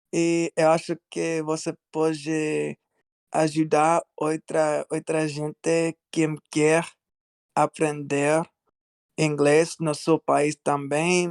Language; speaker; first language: Portuguese; non-native, learner; English